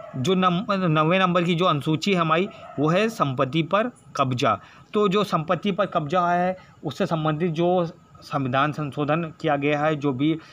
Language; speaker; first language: Hindi; native; Hindi